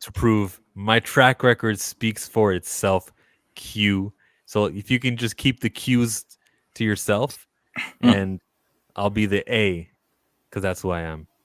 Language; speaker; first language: English; native; English